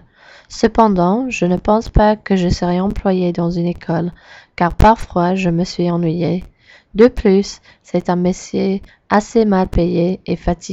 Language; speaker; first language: French; non-native, learner; English